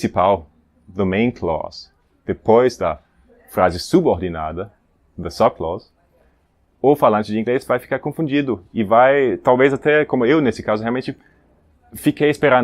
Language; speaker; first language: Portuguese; non-native, fluent; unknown